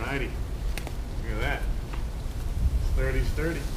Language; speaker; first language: English; native; English